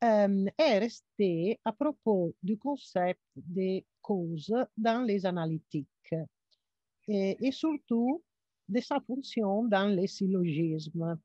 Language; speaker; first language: French; non-native, fluent; Italian